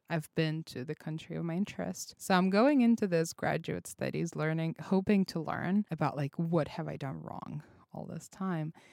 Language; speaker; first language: English; non-native, fluent; Russian